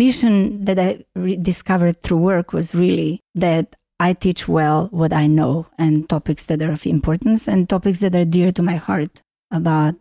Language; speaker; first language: English; non-native, fluent; Macedonian